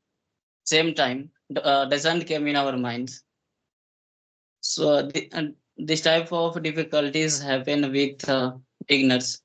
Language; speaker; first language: English; non-native, local second language; Hindi